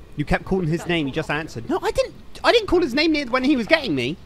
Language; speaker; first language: English; native; English